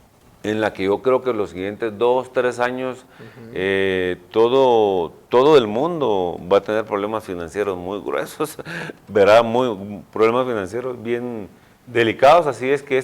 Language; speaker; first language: Spanish; native; Spanish